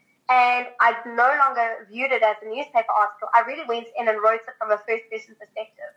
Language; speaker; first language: English; native; English